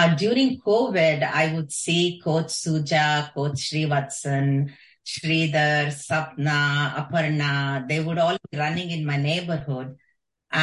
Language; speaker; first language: English; non-native, local second language; Kannada